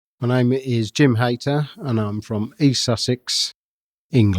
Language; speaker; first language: English; native; English